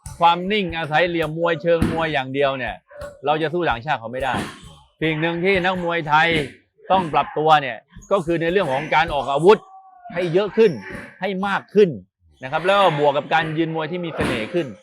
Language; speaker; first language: Thai; native; Thai